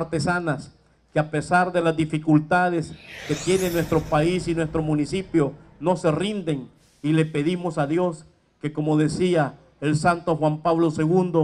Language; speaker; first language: Spanish; native; Spanish